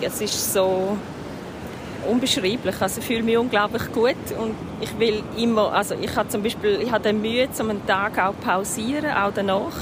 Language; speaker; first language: German; native; German